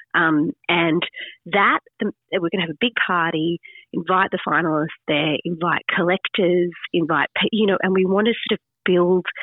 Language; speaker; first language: English; native; English